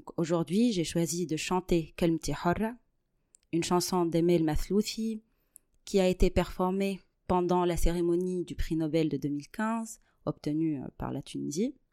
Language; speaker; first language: French; non-native, local second language; Arabic